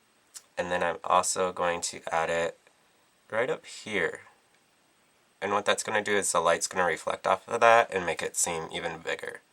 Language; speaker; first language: English; native; English